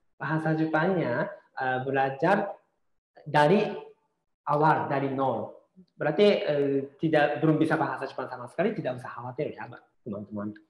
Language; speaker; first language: Indonesian; non-native, fluent; Japanese